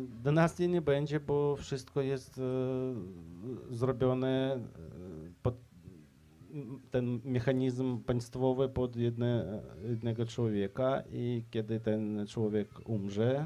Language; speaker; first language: Polish; non-native, fluent; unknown